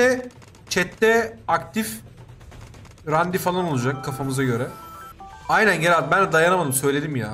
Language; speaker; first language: Turkish; native; Turkish